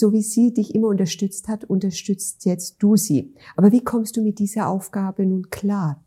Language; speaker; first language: German; native; German